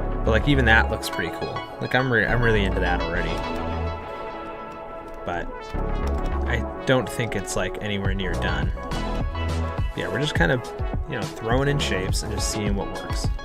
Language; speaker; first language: English; native; English